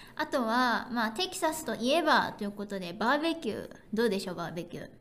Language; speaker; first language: Japanese; native; Japanese